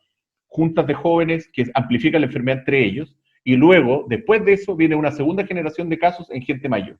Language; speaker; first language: Spanish; native; Spanish